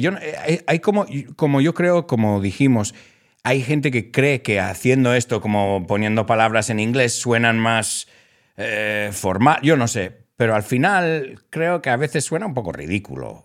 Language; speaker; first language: Spanish; non-native, fluent; English